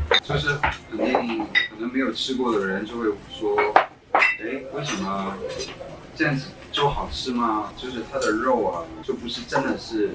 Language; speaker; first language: Chinese; non-native, local second language; Cantonese